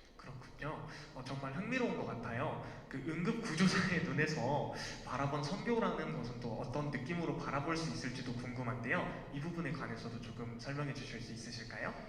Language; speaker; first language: Korean; native; Korean